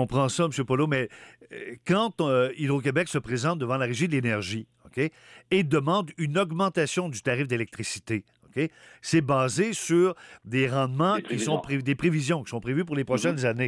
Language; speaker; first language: French; native; French